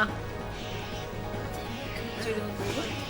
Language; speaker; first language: Welsh; non-native, local second language; English